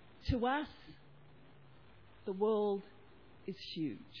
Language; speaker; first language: English; native; English